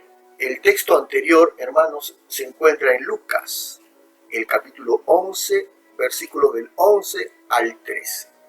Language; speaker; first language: Spanish; native; Spanish